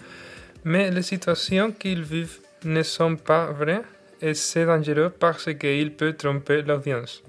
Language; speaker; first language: French; non-native, learner; Spanish